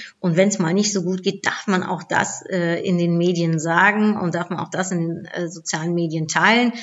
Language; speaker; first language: German; non-native, fluent; Dutch